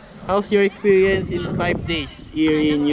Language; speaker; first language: English; non-native, local second language; Filipino